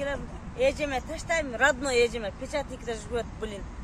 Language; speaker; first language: Russian; non-native, learner; Kyrgyz